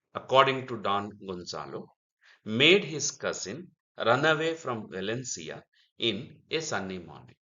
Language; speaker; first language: English; non-native, local second language; Kannada